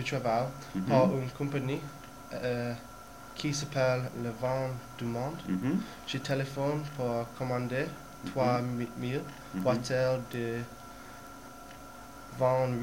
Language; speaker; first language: French; non-native, learner; English